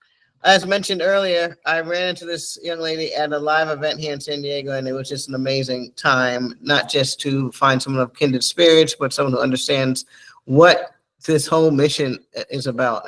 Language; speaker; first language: English; native; English